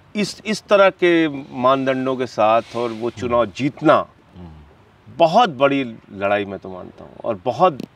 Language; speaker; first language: Hindi; native; Hindi